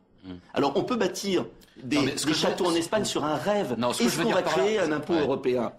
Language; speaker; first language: French; native; French